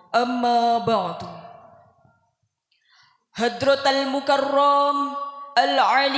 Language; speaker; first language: Arabic; non-native, learner; Indonesian